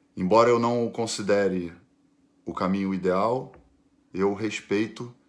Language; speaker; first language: Portuguese; native; Portuguese